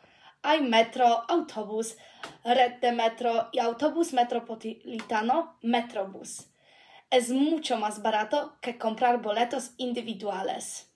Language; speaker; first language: Spanish; non-native, learner; English